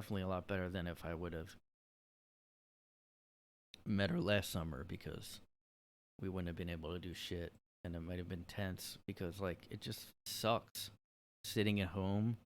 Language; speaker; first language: English; native; English